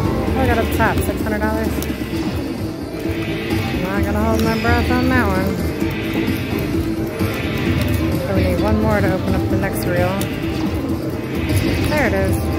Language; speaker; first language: English; native; English